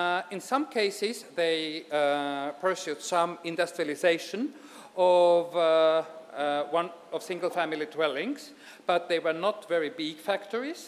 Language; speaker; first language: English; non-native, fluent; Estonian